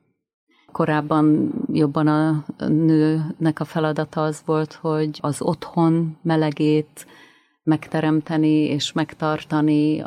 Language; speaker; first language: Hungarian; native; Hungarian